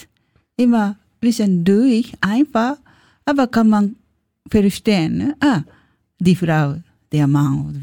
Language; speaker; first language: German; non-native, learner; Japanese